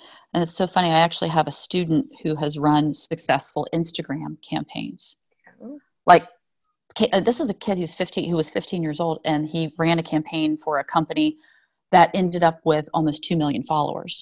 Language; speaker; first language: English; native; English